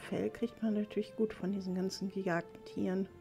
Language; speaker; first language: German; native; German